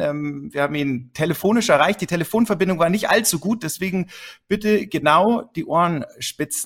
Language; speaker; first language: German; native; German